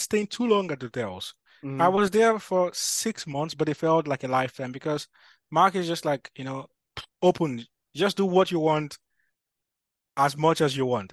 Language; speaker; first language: English; non-native, local second language; Yoruba